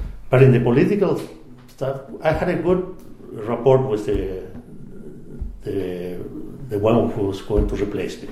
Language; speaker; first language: English; non-native, fluent; Spanish